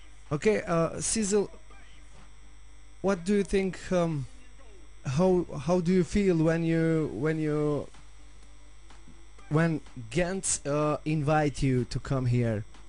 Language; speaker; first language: English; non-native, learner; Albanian